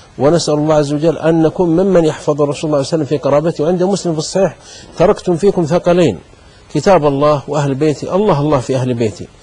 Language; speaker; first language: Arabic; native; Arabic